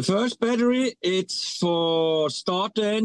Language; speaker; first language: English; non-native, learner; Swiss German